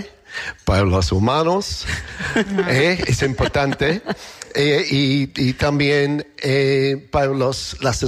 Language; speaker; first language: Spanish; non-native, learner; English